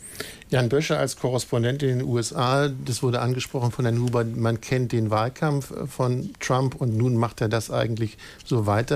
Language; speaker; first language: German; native; German